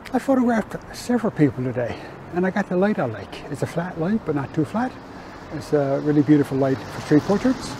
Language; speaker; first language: English; native; English